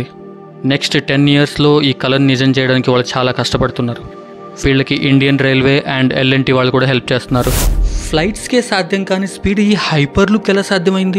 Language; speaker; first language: Telugu; native; Telugu